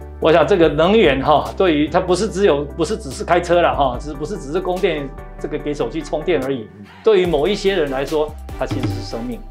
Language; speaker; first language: Chinese; native; Chinese